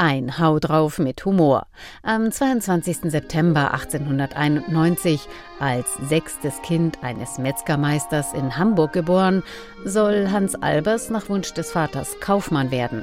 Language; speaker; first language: German; native; German